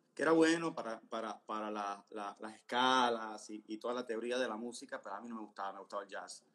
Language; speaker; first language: Spanish; early bilingual, heritage; Spanish